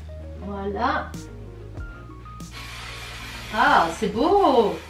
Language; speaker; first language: French; native; French